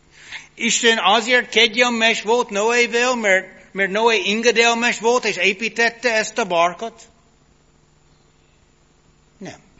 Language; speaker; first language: Hungarian; non-native, fluent; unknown